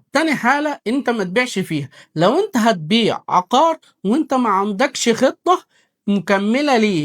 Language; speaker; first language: Arabic; native; Arabic